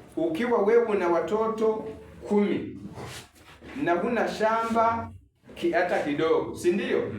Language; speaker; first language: Swahili; non-native, local second language; Rundi